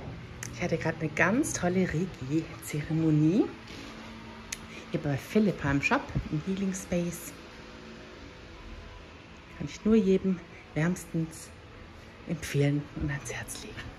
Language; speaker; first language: German; native; German